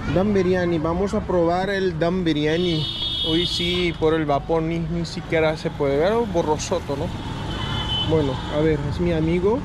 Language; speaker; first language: Spanish; non-native, fluent; Hindi